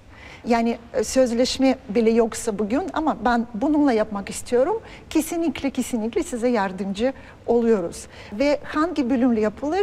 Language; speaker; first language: Turkish; non-native, fluent; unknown